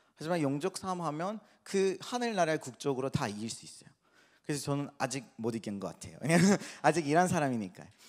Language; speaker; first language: Korean; non-native, fluent; Persian